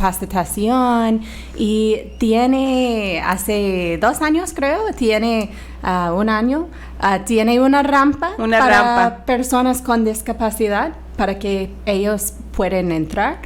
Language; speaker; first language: Spanish; non-native, fluent; English